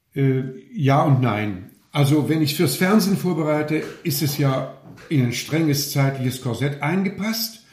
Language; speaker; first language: German; native; German